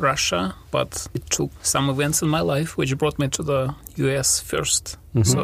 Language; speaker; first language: English; non-native, fluent; Russian